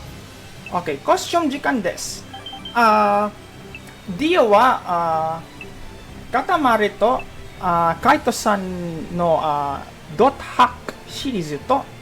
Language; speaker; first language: Japanese; non-native, learner; Filipino